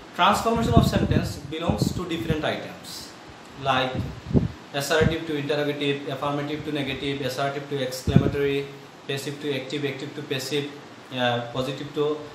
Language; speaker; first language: English; non-native, local second language; Bangla